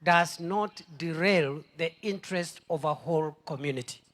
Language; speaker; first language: English; non-native, local second language; Swahili